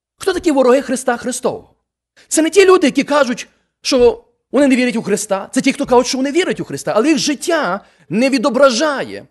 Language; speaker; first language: Ukrainian; native; Ukrainian